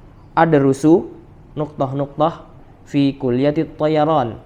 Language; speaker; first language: Arabic; non-native, fluent; Indonesian